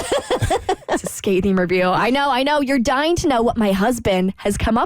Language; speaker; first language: English; native; English